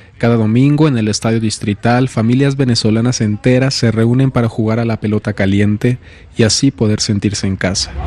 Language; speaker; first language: Spanish; native; Spanish